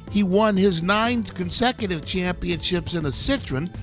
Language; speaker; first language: English; native; English